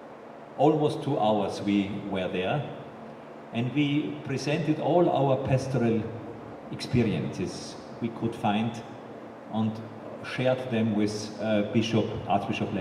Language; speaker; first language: English; non-native, fluent; German